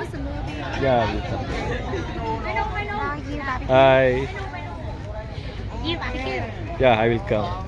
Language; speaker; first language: English; non-native, local second language; Kannada